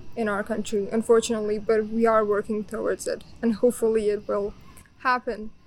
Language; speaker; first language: English; non-native, fluent; Bosnian